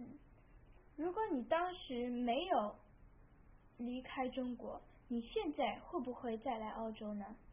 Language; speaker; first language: Chinese; early bilingual, heritage; Chinese